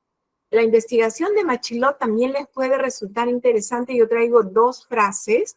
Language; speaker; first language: Spanish; native; Spanish